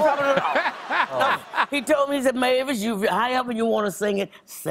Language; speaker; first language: English; native; English